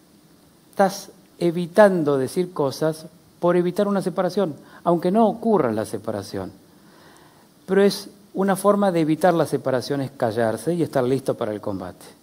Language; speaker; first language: Spanish; native; Spanish